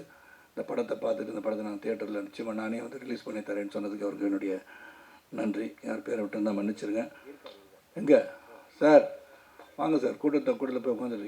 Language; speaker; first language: Tamil; native; Tamil